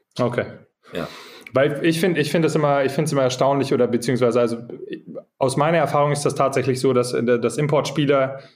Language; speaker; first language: German; native; German